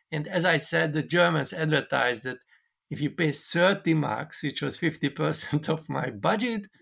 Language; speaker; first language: English; non-native, fluent; Hungarian